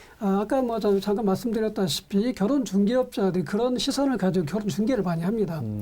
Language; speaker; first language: Korean; native; Korean